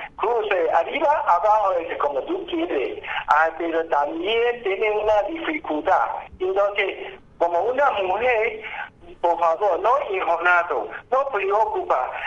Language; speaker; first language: Spanish; non-native, learner; Chinese